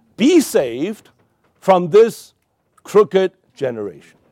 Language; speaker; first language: English; non-native, local second language; Cantonese